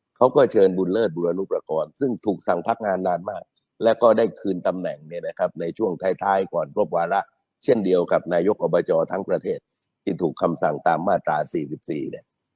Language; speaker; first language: Thai; native; Thai